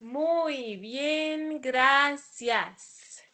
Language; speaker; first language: Spanish; non-native, fluent; Welsh